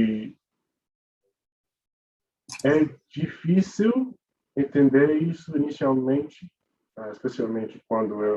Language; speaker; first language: Portuguese; non-native, learner; English